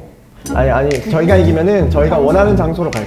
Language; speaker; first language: Korean; native; Korean